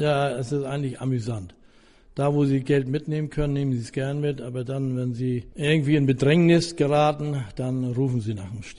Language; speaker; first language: German; native; German